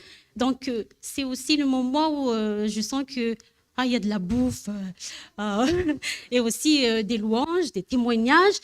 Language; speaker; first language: French; non-native, learner; Malagasy